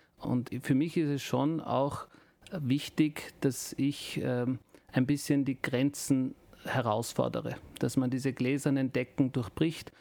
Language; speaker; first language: German; early bilingual, other home language; Turkish